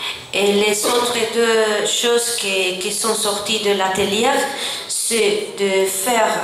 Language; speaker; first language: French; non-native, fluent; Italian